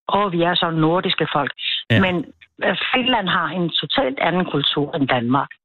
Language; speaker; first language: Danish; early bilingual, other home language; Finnish